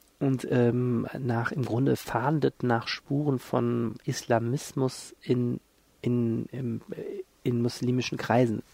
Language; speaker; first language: German; native; German